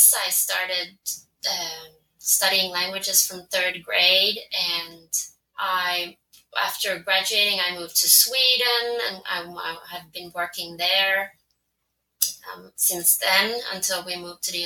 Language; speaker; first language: English; non-native, fluent; Swedish